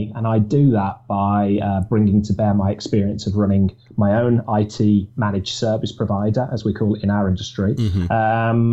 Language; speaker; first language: English; native; English